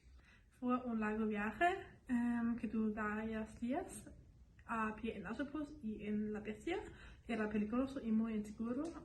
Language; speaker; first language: Spanish; non-native, learner; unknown